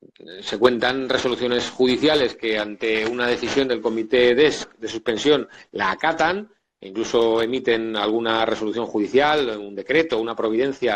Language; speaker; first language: Spanish; native; Spanish